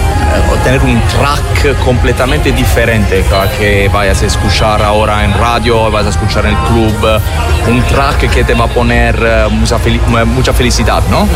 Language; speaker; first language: Spanish; non-native, learner; Italian